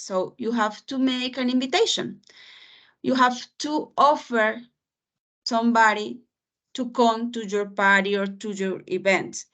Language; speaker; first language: English; non-native, fluent; Spanish